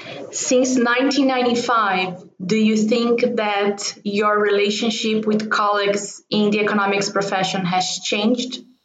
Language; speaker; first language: English; non-native, fluent; Portuguese